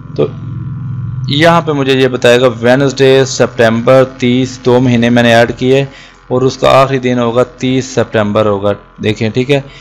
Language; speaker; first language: Urdu; non-native, local second language; Punjabi